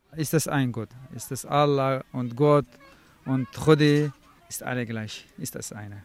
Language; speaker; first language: German; non-native, learner; Kurdish